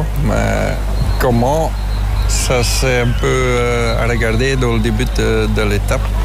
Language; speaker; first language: French; non-native, fluent; Dutch